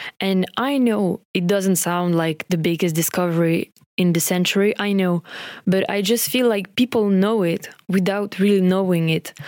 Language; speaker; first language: English; non-native, fluent; French